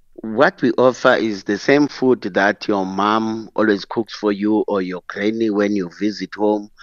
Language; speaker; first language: English; non-native, local second language; Xhosa